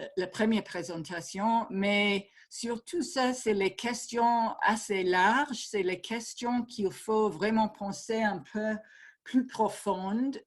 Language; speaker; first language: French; non-native, fluent; English